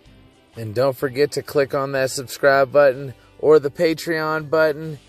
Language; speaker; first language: English; native; English